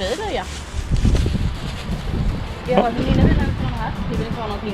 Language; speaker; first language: Swedish; native; Swedish